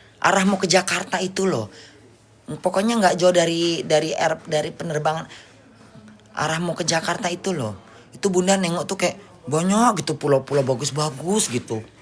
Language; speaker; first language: Indonesian; native; Indonesian